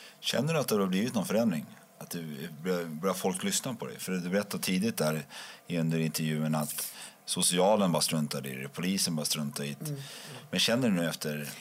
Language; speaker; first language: Swedish; native; Swedish